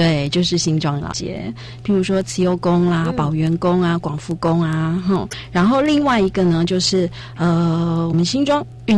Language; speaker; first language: Chinese; native; Chinese